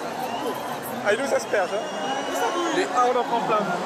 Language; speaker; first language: French; native; French